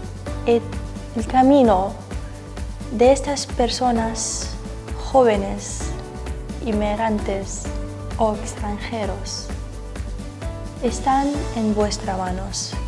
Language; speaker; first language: Spanish; non-native, learner; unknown